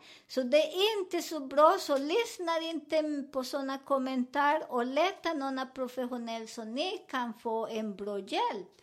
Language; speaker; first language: Swedish; non-native, fluent; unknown